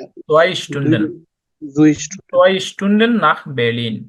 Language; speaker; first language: German; non-native, fluent; Bangla